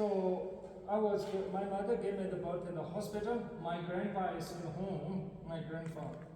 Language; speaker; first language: English; non-native, fluent; Tibetan